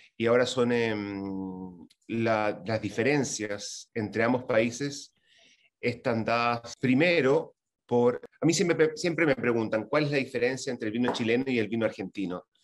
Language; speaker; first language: Spanish; native; Spanish